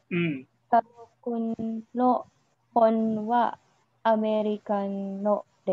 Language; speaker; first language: Japanese; non-native, learner; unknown